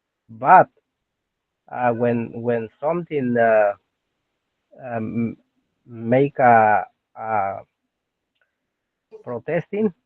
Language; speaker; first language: English; non-native, learner; Spanish